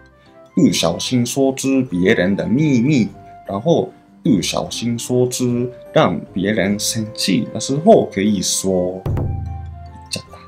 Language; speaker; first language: Chinese; non-native, fluent; Japanese